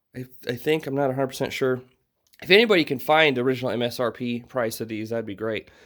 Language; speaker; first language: English; native; English